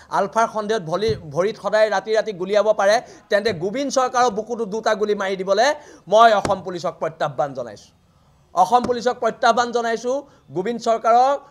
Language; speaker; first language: Assamese; native; Assamese